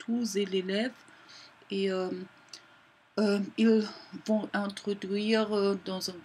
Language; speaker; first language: French; non-native, learner; German